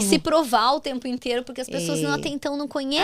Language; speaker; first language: Portuguese; native; Portuguese